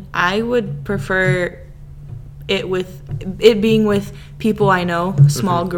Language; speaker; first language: English; early bilingual, other home language; Serbian